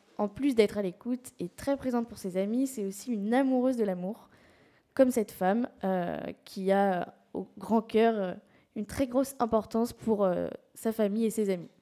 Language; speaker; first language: French; native; French